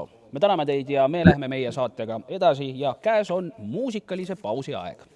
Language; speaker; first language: Estonian; native; Estonian